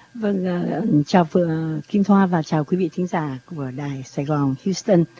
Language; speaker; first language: Vietnamese; native; Vietnamese